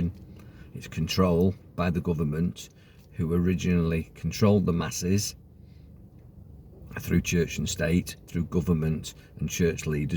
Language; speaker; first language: English; native; English